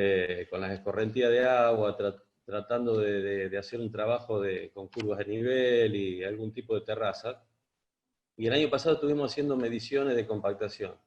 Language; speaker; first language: Spanish; native; Spanish